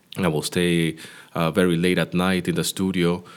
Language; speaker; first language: English; non-native, fluent; Greek